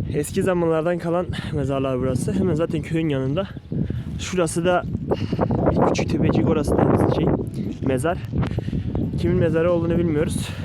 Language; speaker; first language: Turkish; non-native, local second language; Kurdish